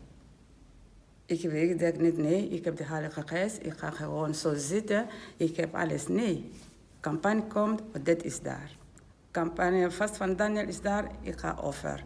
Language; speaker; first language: Dutch; non-native, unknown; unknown